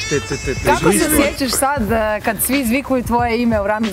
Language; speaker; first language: Croatian; native; Croatian